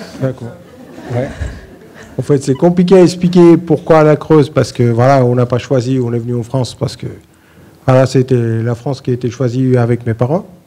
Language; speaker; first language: French; non-native, fluent; Armenian